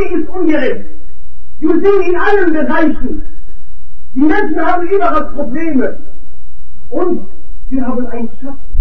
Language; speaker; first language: German; non-native, fluent; Arabic